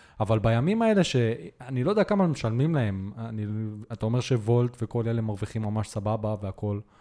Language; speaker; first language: Hebrew; native; Hebrew